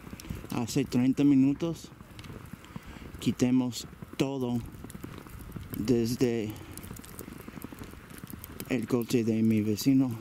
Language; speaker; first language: Spanish; early bilingual, heritage; Spanish